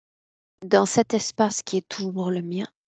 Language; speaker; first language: French; native; French